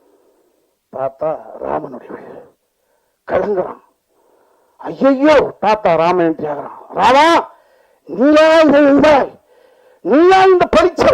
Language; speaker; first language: Tamil; native; Tamil